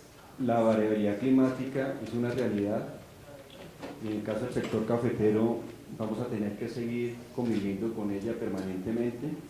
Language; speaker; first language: Spanish; native; Spanish